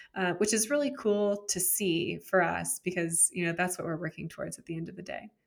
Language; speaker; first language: English; native; English